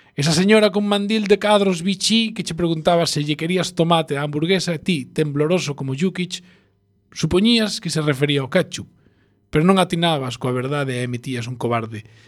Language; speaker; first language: Galician; native; Galician